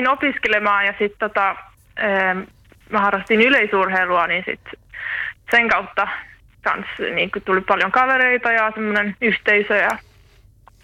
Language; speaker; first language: Finnish; non-native, local second language; Swedish